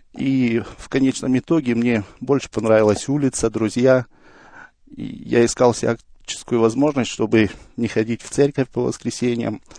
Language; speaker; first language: Russian; native; Russian